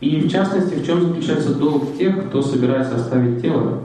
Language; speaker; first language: Russian; native; Russian